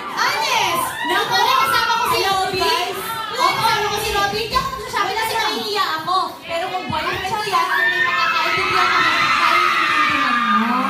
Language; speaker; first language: Filipino; native; Filipino